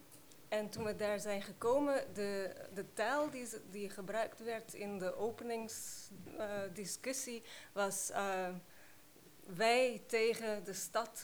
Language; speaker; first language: Dutch; non-native, fluent; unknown